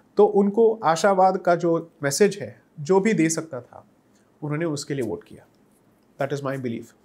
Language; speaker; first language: Hindi; non-native, local second language; Tamil